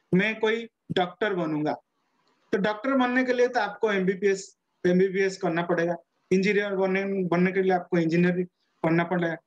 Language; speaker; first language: Hindi; non-native, local second language; Odia